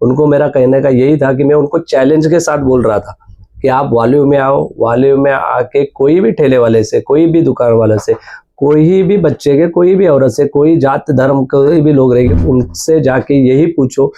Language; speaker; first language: Hindi; non-native, local second language; Marathi